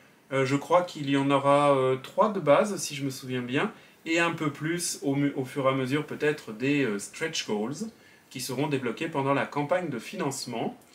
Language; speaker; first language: French; native; French